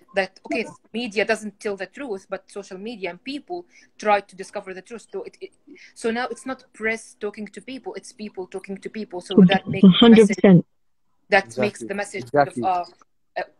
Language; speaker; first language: English; non-native, fluent; Arabic